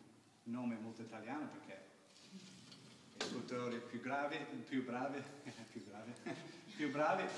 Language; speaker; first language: Italian; non-native, learner; English